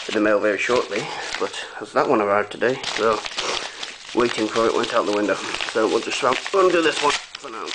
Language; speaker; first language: English; native; English